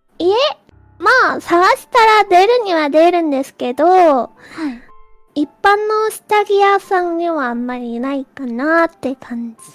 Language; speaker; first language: Japanese; non-native, fluent; Korean